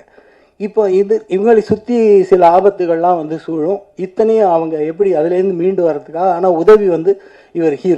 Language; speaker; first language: Tamil; native; Tamil